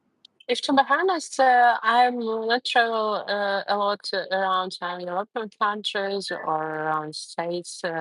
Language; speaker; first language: English; non-native, learner; Russian